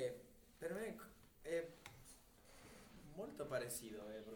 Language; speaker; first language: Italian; non-native, learner; Spanish